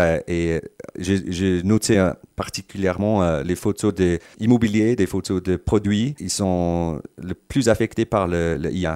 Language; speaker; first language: French; non-native, fluent; English